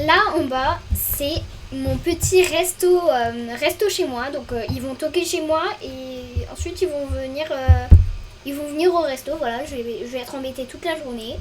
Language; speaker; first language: French; native; French